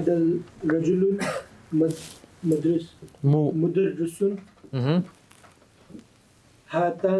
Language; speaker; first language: Arabic; non-native, learner; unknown